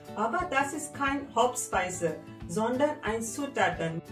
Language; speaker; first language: German; non-native, learner; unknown